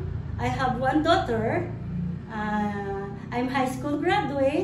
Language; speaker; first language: English; non-native, learner; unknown